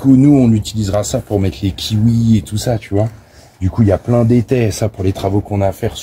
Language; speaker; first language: French; native; French